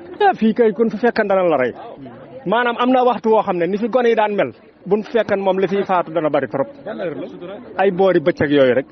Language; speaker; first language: Wolof; native; Wolof